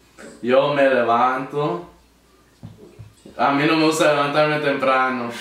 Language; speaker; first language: Spanish; early bilingual, heritage; Spanish